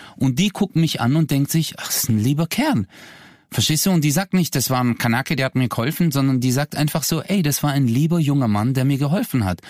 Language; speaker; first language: German; early bilingual, other home language; Turkish